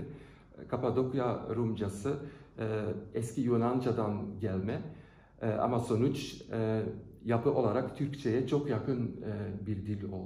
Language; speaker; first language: Turkish; non-native, fluent; Dutch